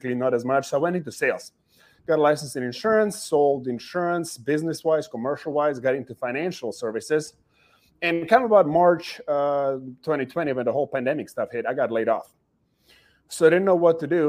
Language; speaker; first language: English; non-native, fluent; Serbian